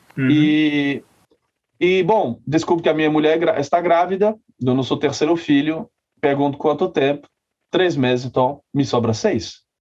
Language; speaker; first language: Portuguese; non-native, fluent; French